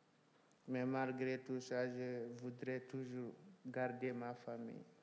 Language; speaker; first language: French; non-native, local second language; Fula